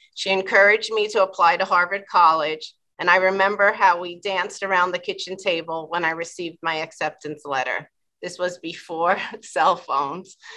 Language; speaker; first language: English; native; English